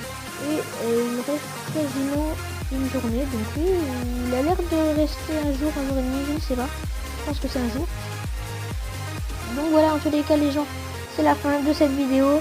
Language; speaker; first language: French; native; French